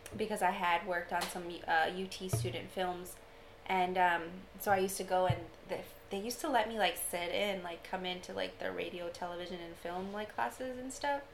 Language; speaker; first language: English; native; English